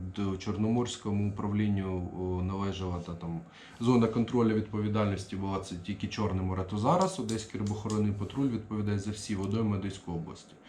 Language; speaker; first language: Ukrainian; non-native, local second language; Russian